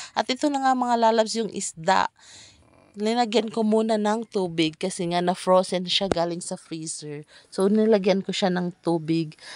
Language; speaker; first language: Filipino; non-native, local second language; Cebuano